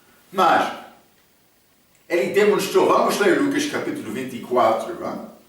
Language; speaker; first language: Portuguese; non-native, fluent; English